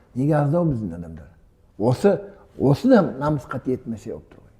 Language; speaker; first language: Kazakh; non-native, local second language; Russian